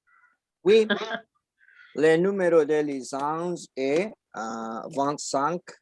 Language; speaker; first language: French; non-native, learner; Spanish